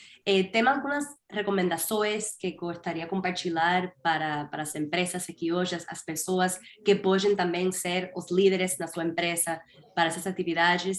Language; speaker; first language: Portuguese; non-native, fluent; Spanish